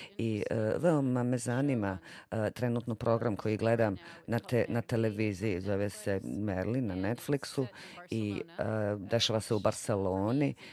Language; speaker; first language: Bosnian; non-native, fluent; English